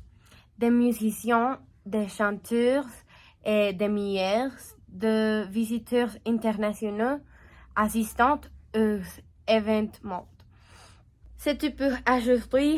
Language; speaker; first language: French; non-native, learner; Spanish